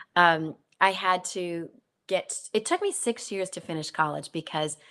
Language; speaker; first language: English; native; English